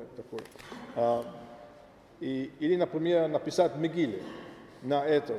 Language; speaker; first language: Russian; non-native, learner; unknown